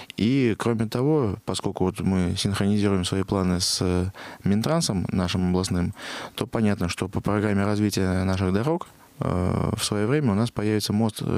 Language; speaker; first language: Russian; native; Russian